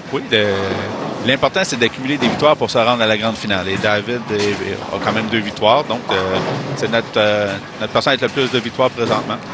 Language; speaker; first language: French; native; French